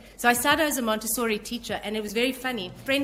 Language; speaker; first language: English; native; English